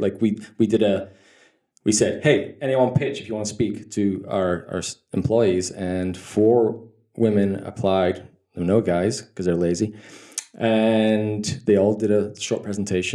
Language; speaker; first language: English; native; English